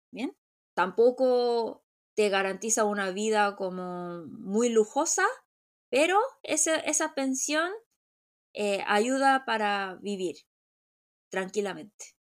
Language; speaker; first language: Spanish; non-native, fluent; Korean